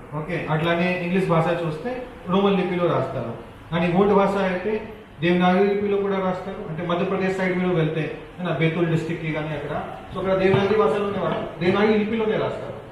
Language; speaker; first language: Telugu; non-native, fluent; Hindi